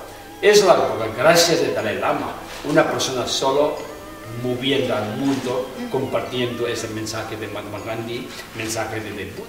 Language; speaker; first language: Spanish; non-native, fluent; Tibetan